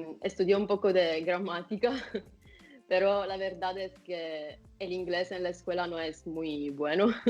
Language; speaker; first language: Spanish; non-native, fluent; Italian